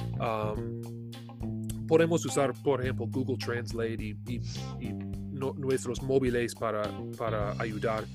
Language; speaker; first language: Spanish; non-native, learner; English